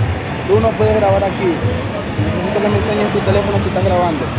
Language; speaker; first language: Spanish; native; Spanish